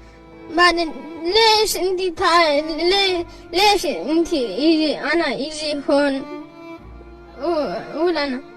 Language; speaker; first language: Arabic; non-native, learner; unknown